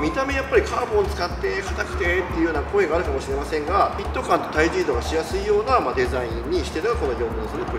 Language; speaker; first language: Japanese; native; Japanese